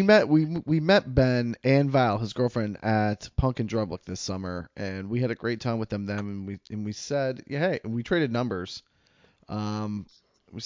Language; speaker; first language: English; native; English